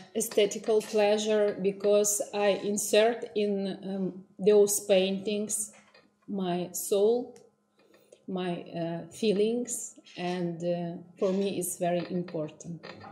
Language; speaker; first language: English; non-native, fluent; Ukrainian